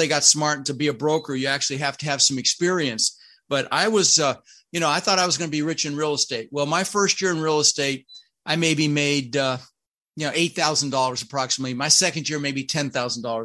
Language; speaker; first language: English; early bilingual, other home language; Dutch